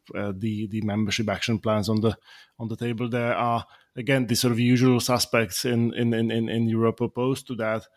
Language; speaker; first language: English; non-native, fluent; Slovak